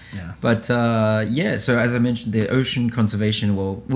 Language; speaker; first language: English; native; English